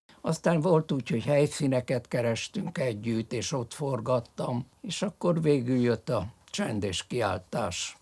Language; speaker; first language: Hungarian; early bilingual, other home language; French